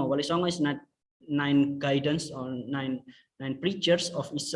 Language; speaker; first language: English; non-native, fluent; Indonesian